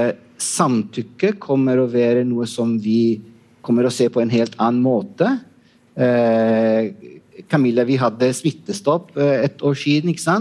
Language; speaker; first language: Norwegian; non-native, fluent; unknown